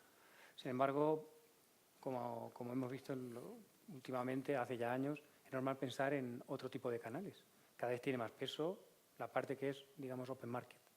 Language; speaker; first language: Spanish; native; Spanish